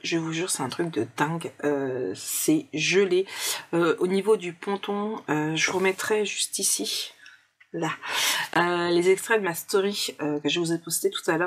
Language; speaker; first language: French; native; French